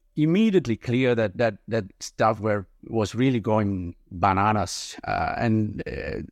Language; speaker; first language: English; non-native, fluent; Italian